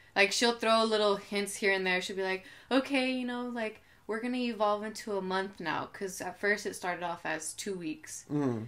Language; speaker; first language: English; native; English